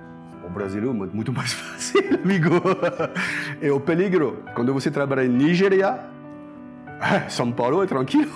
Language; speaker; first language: Portuguese; non-native, learner; French